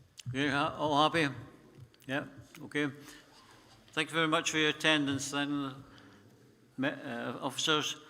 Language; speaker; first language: English; native; English